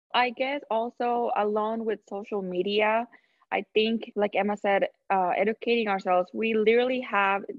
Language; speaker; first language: English; non-native, fluent; Spanish